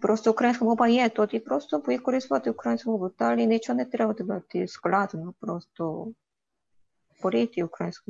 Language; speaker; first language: Ukrainian; non-native, learner; Korean